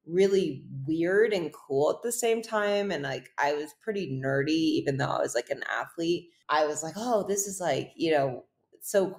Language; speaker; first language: English; native; English